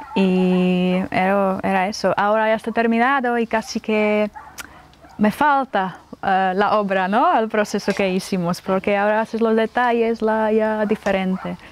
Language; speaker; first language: Spanish; non-native, fluent; Czech